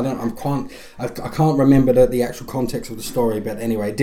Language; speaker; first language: English; native; English